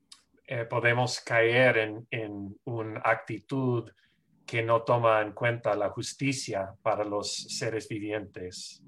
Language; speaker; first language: Spanish; non-native, fluent; English